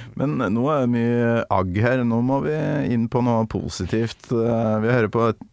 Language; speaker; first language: Norwegian; native; Norwegian